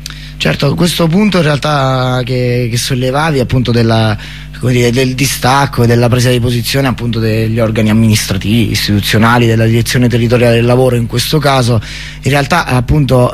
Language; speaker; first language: Italian; native; Italian